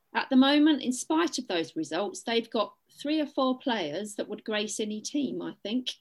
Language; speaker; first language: English; native; English